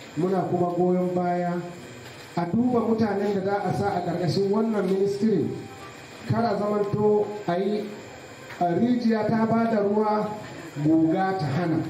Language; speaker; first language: Hausa; non-native, local second language; Fula